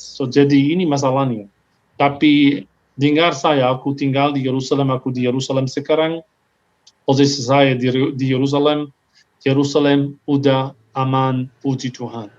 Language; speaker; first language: Indonesian; non-native, fluent; Hebrew